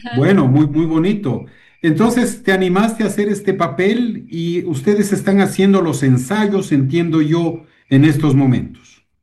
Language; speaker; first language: Spanish; native; Spanish